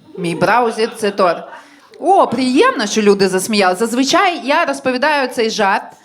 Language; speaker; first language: Ukrainian; non-native, local second language; Russian